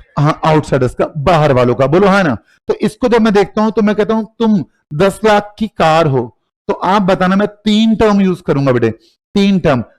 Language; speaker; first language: Hindi; native; Hindi